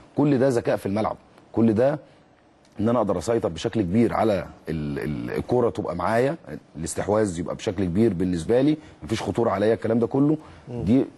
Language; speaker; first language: Egyptian Arabic; native; Egyptian Arabic